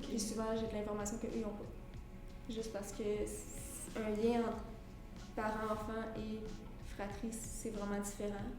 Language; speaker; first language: French; native; French